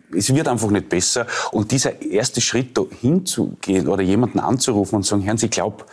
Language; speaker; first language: German; native; German